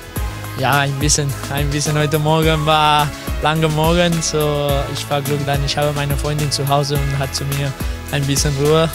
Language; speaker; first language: German; non-native, learner; Spanish